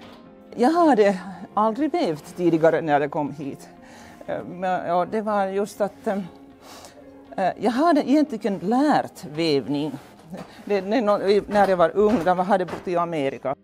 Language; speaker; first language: Swedish; non-native, local second language; Finnish